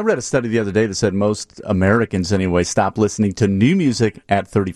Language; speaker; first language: English; native; English